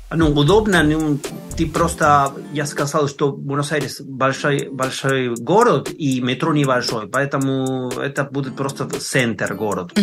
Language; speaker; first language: Russian; non-native, learner; Spanish